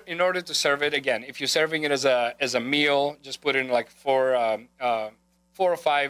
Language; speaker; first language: English; non-native, fluent; Greek